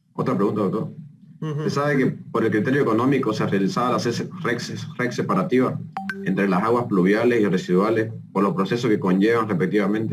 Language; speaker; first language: Spanish; native; Spanish